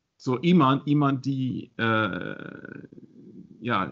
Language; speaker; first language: Dutch; non-native, learner; German